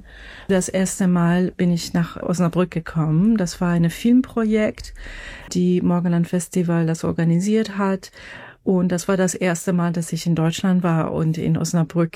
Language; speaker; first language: German; non-native, fluent; Persian